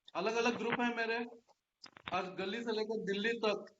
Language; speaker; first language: Hindi; non-native, local second language; Marathi